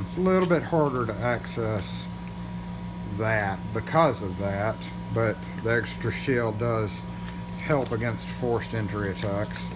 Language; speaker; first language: English; native; English